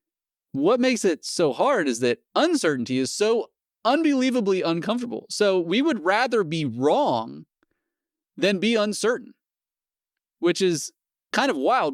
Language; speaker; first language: English; native; English